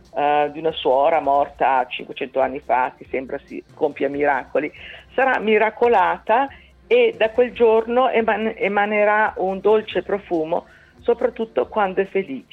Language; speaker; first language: Italian; native; Italian